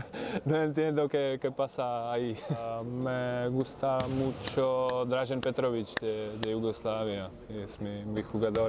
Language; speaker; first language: Spanish; non-native, learner; Czech